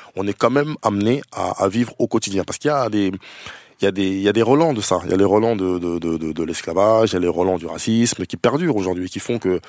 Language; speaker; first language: French; native; French